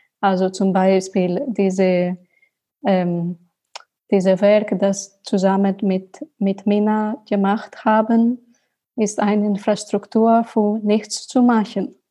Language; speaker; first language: German; non-native, learner; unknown